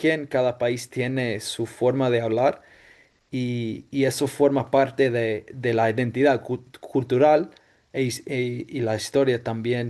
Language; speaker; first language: Spanish; non-native, fluent; English